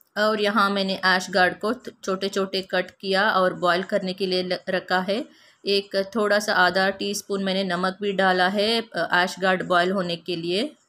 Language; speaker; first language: Hindi; non-native, local second language; Kannada